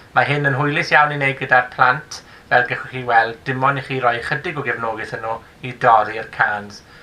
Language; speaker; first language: Welsh; native; Welsh